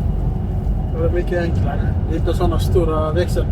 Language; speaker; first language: Swedish; non-native, fluent; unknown